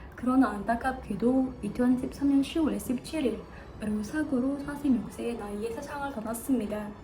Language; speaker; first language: Korean; non-native, fluent; Indonesian